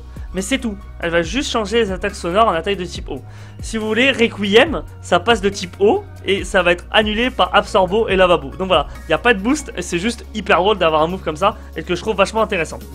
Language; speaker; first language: French; native; French